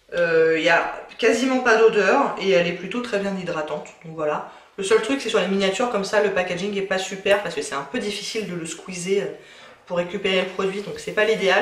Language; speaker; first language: French; native; French